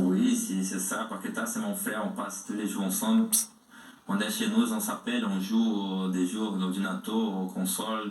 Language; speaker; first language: French; non-native, learner; Portuguese